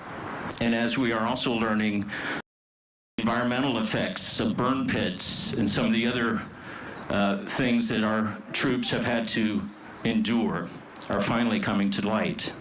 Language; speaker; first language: English; native; English